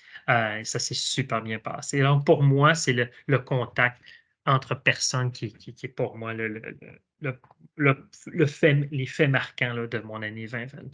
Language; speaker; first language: French; native; French